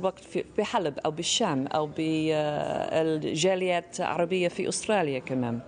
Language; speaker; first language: Arabic; non-native, fluent; English